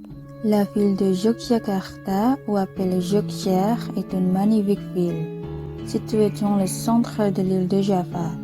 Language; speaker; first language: French; non-native, learner; Indonesian